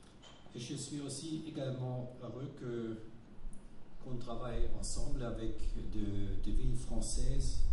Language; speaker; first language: French; non-native, fluent; German